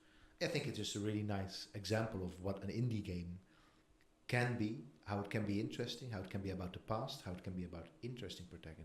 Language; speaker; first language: English; non-native, fluent; Dutch